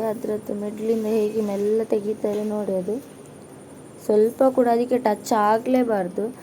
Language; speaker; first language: Kannada; non-native, local second language; Tulu